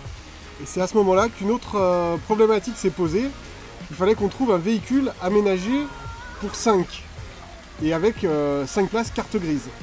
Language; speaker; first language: French; native; French